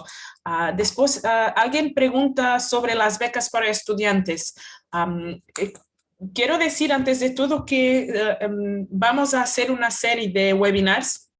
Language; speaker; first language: Spanish; non-native, fluent; Portuguese